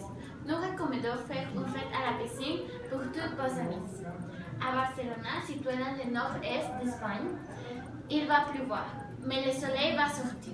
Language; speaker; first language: French; non-native, learner; Spanish